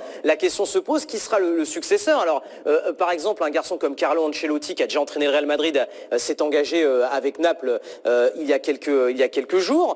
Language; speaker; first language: French; native; French